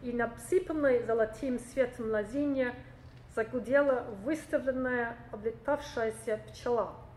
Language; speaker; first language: Russian; non-native, fluent; English